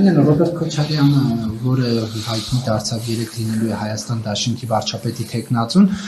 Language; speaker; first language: Armenian; native; Armenian